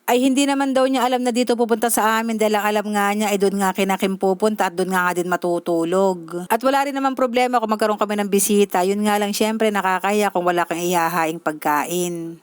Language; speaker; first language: Filipino; native; Filipino